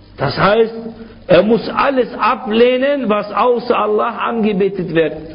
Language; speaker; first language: German; non-native, fluent; Arabic